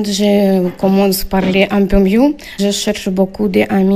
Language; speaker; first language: French; non-native, learner; Ukrainian